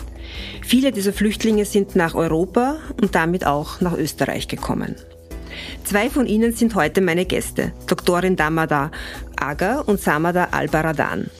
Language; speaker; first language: German; native; German